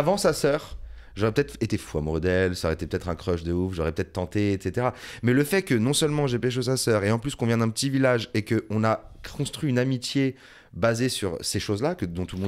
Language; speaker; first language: French; native; French